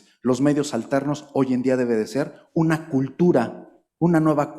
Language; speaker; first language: Spanish; native; Spanish